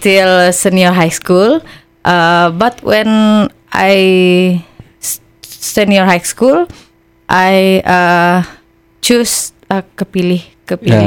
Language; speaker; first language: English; non-native, learner; Indonesian